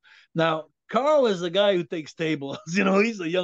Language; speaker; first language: English; native; English